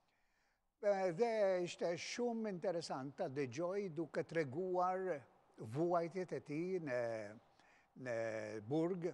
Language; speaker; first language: Albanian; non-native, fluent; Maltese